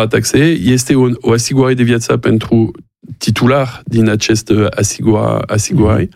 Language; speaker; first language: Romanian; non-native, learner; French